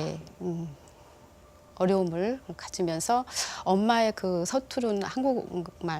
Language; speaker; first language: Korean; native; Korean